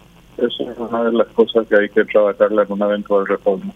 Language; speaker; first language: Spanish; native; Spanish